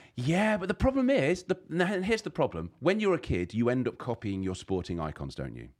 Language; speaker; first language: English; native; English